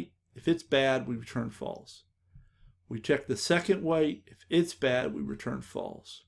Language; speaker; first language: English; native; English